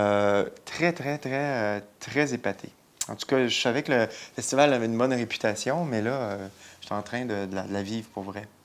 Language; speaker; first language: French; native; French